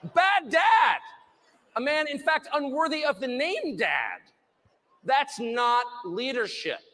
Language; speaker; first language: English; native; English